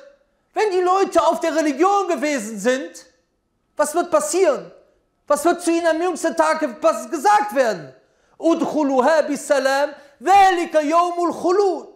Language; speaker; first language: German; native; German